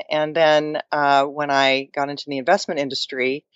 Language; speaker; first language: English; native; English